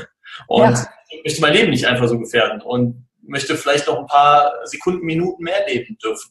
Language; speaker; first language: German; native; German